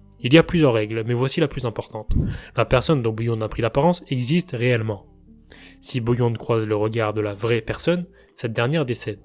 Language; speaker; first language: French; native; French